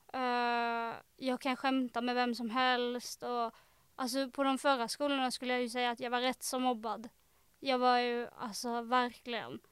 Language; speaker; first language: Swedish; native; Swedish